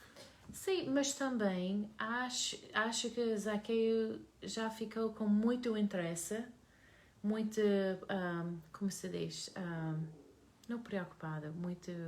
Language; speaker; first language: Portuguese; non-native, learner; English